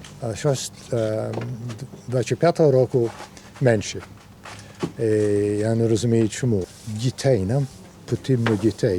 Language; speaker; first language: Ukrainian; early bilingual, heritage; Ukrainian